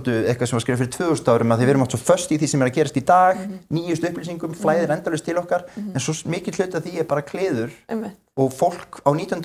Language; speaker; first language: Icelandic; native; Icelandic